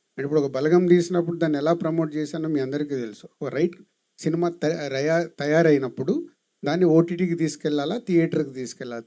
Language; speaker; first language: Telugu; native; Telugu